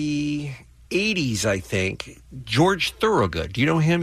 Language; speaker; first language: English; native; English